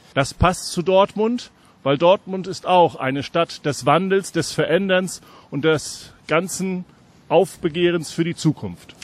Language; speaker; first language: German; native; German